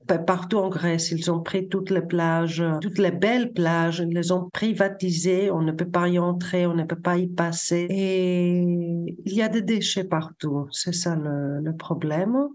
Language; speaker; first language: French; non-native, fluent; Greek